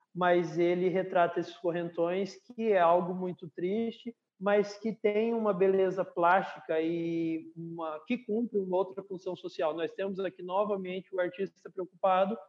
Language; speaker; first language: Portuguese; native; Portuguese